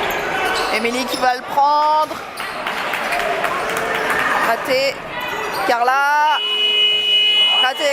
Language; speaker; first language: French; native; French